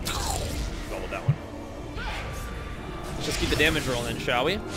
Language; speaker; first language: English; native; English